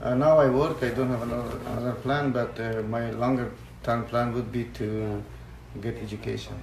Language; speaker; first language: English; non-native, fluent; Persian